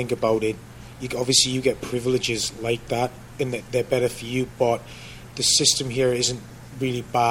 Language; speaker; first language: English; native; English